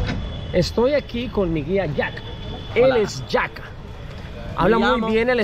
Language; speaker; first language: Spanish; native; Spanish